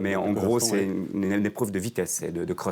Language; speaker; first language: French; native; French